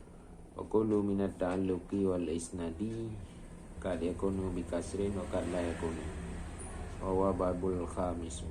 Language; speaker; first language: Arabic; non-native, fluent; Achinese